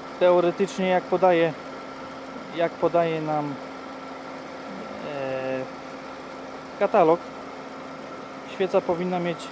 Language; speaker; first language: Polish; native; Polish